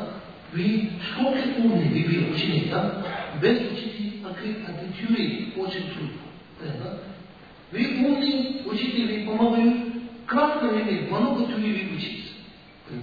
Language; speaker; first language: Russian; non-native, learner; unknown